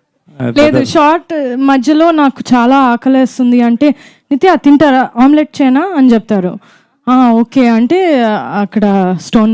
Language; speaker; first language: Telugu; non-native, fluent; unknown